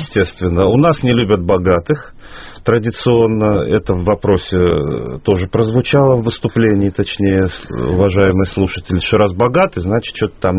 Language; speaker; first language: Russian; native; Russian